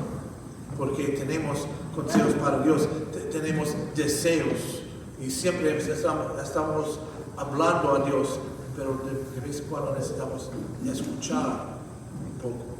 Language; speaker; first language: Spanish; non-native, fluent; English